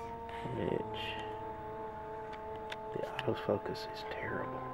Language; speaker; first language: English; native; English